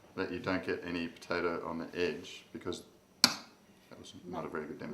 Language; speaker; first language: English; native; English